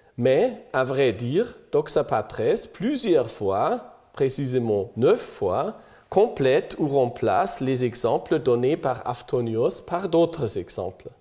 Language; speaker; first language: French; non-native, fluent; German